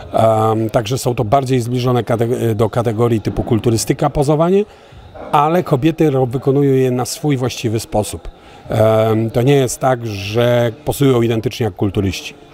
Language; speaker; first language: Polish; native; Polish